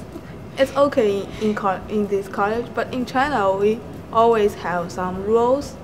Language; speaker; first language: English; non-native, learner; Chinese